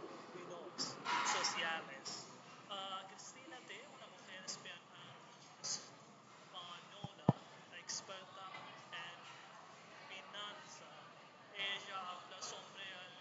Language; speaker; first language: Spanish; non-native, learner; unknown